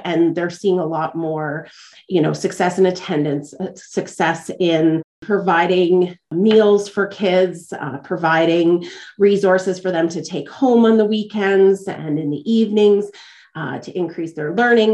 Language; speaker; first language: English; native; English